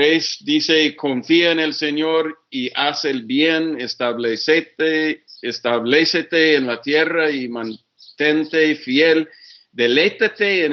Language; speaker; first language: Spanish; non-native, fluent; English